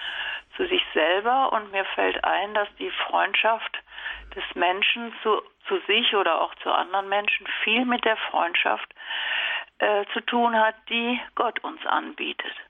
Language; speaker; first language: German; native; German